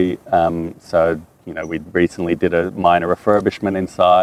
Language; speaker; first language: English; non-native, fluent; French